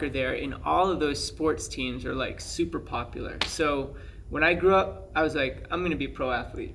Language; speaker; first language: English; native; English